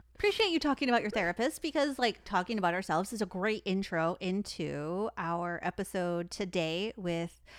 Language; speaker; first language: English; native; English